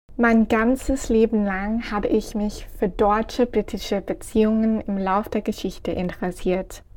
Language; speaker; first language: German; non-native, fluent; English